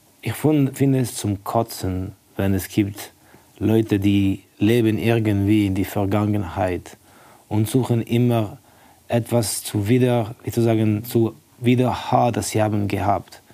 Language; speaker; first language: German; non-native, fluent; Estonian